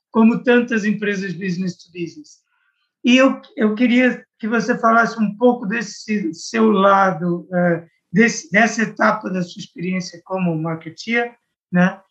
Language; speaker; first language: Portuguese; native; Portuguese